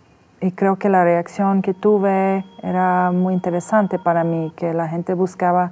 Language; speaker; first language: Spanish; non-native, fluent; Persian